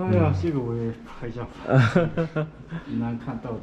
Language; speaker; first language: Chinese; non-native, fluent; Korean